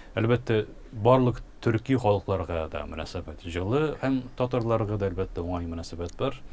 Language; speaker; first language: Tatar; early bilingual, heritage; Tatar